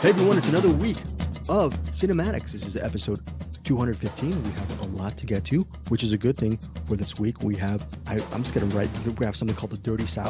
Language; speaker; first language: English; native; English